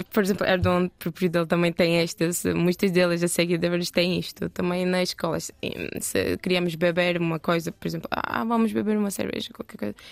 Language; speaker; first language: Portuguese; non-native, learner; Turkish